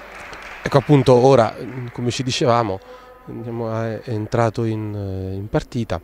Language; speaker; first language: Italian; native; Italian